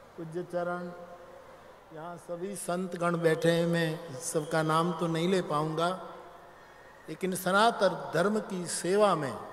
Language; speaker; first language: Hindi; non-native, local second language; Gujarati